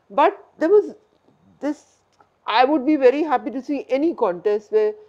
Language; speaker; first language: English; non-native, local second language; Hindi